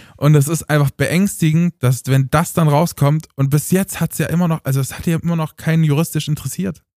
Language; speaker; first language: German; early bilingual, other home language; Romanian